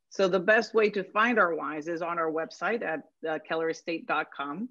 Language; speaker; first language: English; non-native, fluent; Spanish